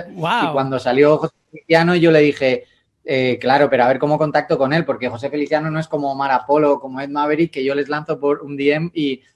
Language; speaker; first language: Spanish; native; Spanish